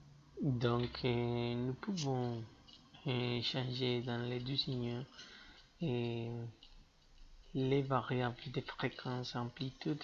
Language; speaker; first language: French; non-native, fluent; Spanish